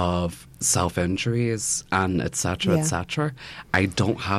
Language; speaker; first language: English; native; English